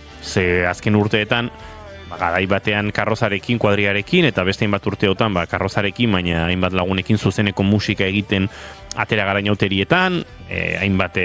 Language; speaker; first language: Basque; native; Basque